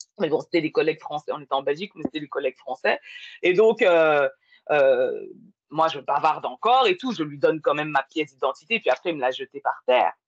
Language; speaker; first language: French; native; French